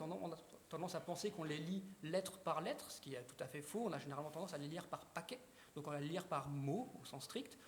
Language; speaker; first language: French; native; French